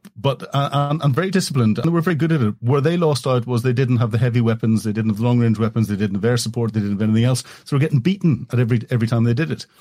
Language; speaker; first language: English; native; English